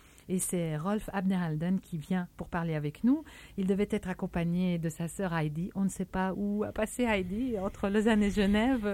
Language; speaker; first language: French; native; French